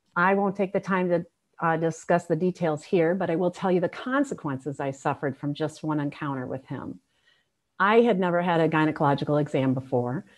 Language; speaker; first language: English; native; English